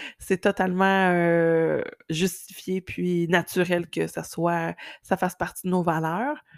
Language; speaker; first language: French; native; French